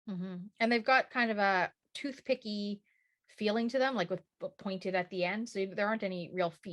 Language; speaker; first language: English; native; English